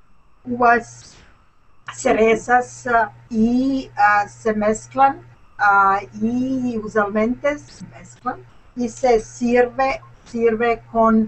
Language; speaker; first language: Spanish; non-native, learner; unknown